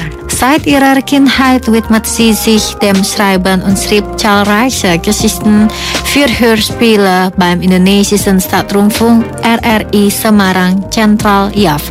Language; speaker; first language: German; non-native, fluent; Indonesian